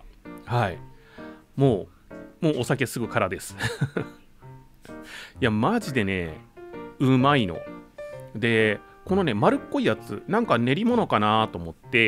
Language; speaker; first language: Japanese; native; Japanese